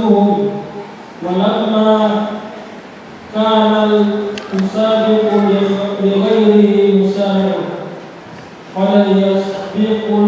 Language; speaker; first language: Arabic; non-native, fluent; Indonesian